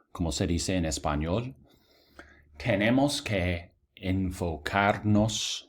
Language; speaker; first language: Spanish; non-native, fluent; English